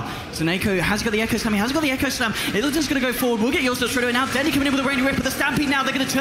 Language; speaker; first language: English; native; English